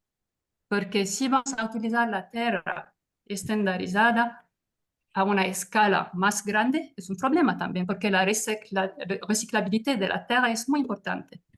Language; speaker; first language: Spanish; non-native, fluent; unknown